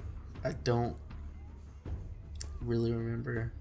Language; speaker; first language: English; native; English